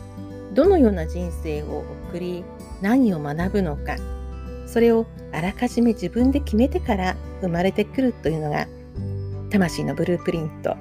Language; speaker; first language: Japanese; native; Japanese